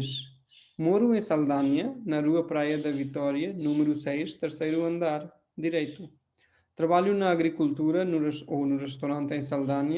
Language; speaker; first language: Portuguese; non-native, fluent; Hindi